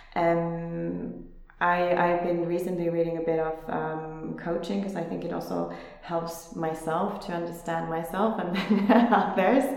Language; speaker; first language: English; non-native, fluent; Finnish